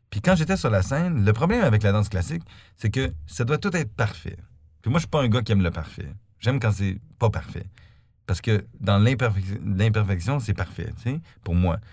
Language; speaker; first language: French; native; French